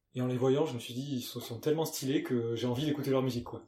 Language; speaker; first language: French; native; French